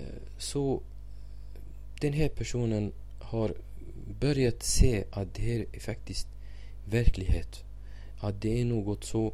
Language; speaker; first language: Swedish; non-native, fluent; Arabic